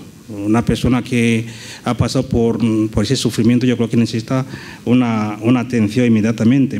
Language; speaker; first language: Spanish; non-native, local second language; Kinyarwanda